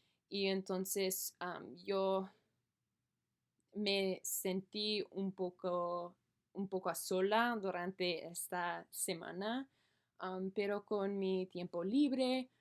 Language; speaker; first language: Spanish; non-native, learner; English